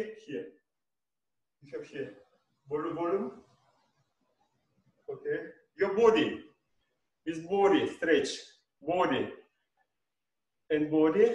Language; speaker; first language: English; non-native, learner; Russian